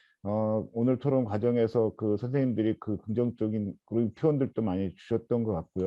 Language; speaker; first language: Korean; native; Korean